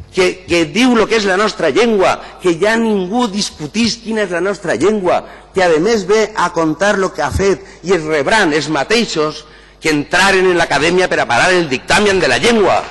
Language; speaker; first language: Catalan; non-native, local second language; Spanish